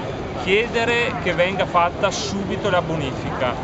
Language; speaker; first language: Italian; native; Italian